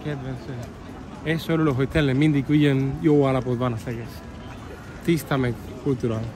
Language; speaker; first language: Hungarian; non-native, learner; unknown